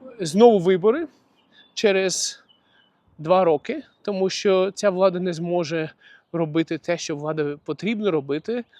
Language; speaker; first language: Ukrainian; non-native, local second language; Russian